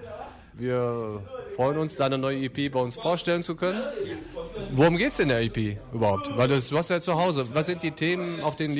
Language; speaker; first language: German; native; German